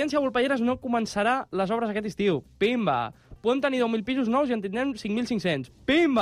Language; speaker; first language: Catalan; native; Catalan